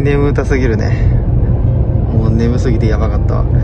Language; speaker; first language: Japanese; native; Japanese